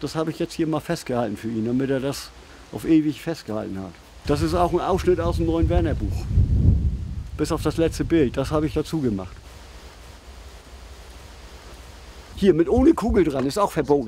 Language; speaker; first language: German; native; German